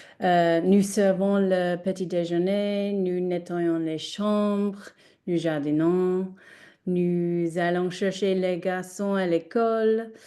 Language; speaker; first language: French; non-native, learner; English